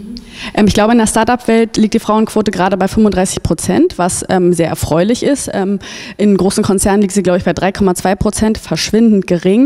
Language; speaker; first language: German; native; German